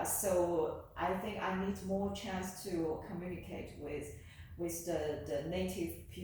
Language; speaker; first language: English; non-native, learner; Chinese